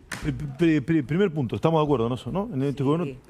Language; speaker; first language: Spanish; native; Spanish